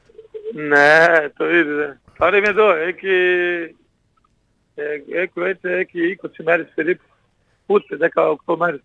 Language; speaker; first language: Greek; non-native, learner; Portuguese